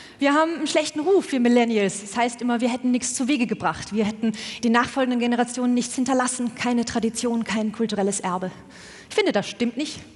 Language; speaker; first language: German; native; German